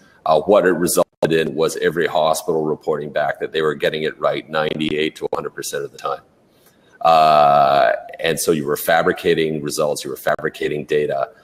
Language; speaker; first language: English; native; English